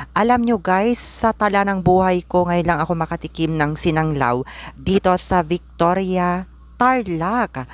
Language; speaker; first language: Filipino; non-native, local second language; Iloko